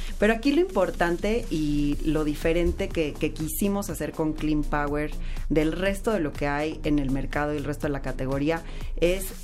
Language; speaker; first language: Spanish; native; Spanish